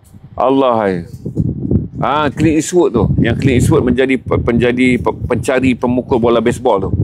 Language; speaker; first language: Malay; native; Malay